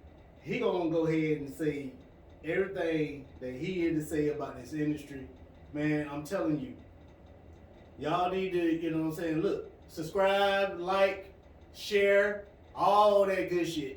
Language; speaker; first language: English; native; English